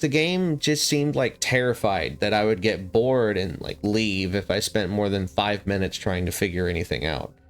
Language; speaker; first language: English; native; English